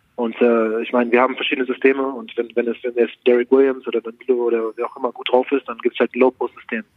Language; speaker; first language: German; native; German